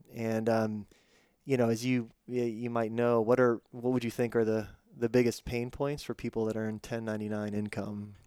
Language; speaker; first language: English; native; English